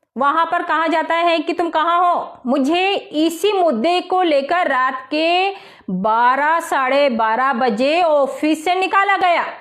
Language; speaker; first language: Hindi; non-native, local second language; Marathi